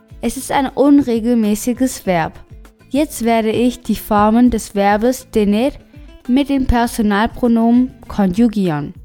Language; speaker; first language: German; non-native, fluent; Spanish